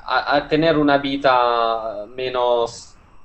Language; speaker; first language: Spanish; non-native, fluent; Italian